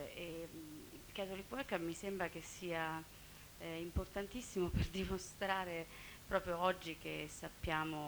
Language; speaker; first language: Italian; native; Italian